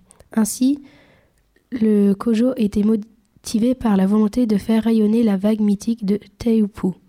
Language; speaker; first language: French; native; French